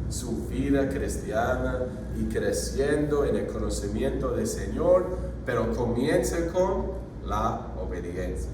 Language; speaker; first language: Spanish; non-native, fluent; English